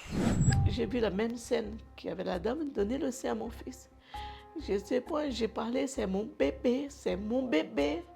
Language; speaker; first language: French; non-native, learner; Portuguese